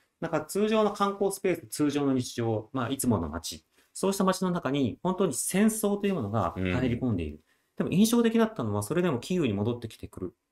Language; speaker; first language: Japanese; native; Japanese